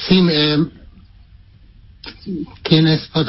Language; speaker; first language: Spanish; non-native, fluent; Hebrew